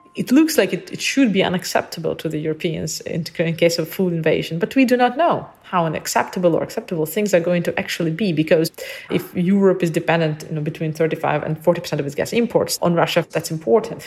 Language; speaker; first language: English; early bilingual, other home language; Ukrainian